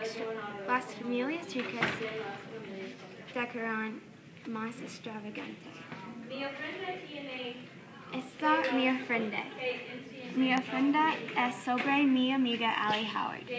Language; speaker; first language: Spanish; non-native, learner; English